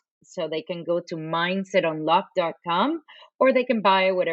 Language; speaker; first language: English; non-native, fluent; Spanish